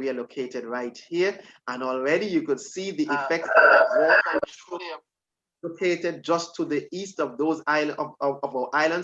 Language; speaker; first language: English; native; English